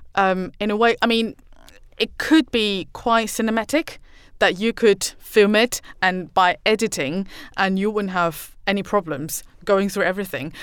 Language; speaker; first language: English; non-native, fluent; Chinese